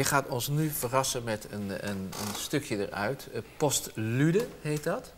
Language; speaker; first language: Dutch; native; Dutch